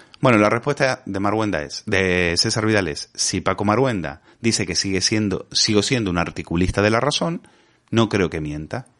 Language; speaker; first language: Spanish; native; Spanish